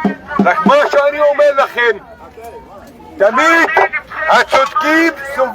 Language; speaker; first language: Hebrew; non-native, local second language; Arabic